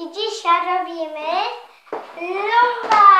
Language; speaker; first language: Polish; early bilingual, heritage; Polish